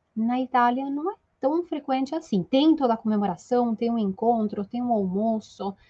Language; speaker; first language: Portuguese; non-native, fluent; Italian